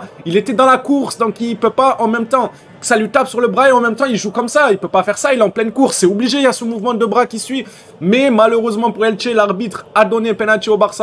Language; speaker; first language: French; native; French